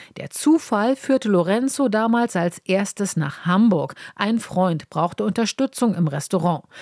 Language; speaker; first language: German; native; German